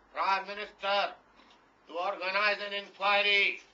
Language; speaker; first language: English; non-native, local second language; Urdu